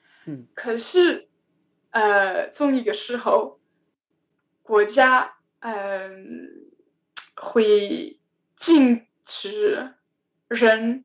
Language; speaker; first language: Chinese; non-native, learner; French